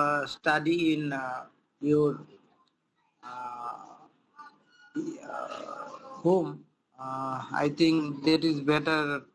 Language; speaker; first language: English; non-native, local second language; Bangla